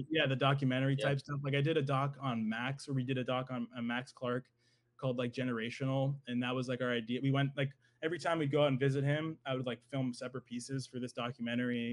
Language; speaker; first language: English; native; English